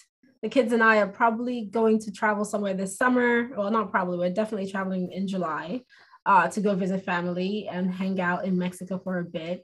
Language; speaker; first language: English; non-native, local second language; Igbo